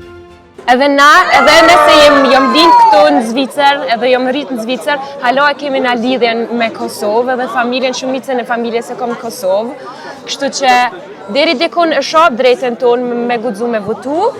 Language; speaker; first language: Albanian; early bilingual, heritage; Albanian